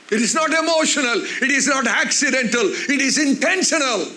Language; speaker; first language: English; non-native, local second language; Tamil